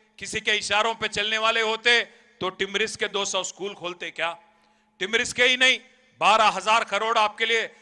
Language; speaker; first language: Hindi; non-native, local second language; Telugu